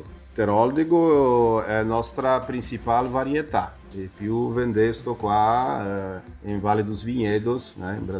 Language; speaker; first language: Italian; early bilingual, heritage; Portuguese